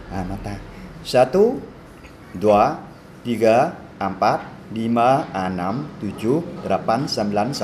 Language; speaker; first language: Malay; non-native, learner; Western Cham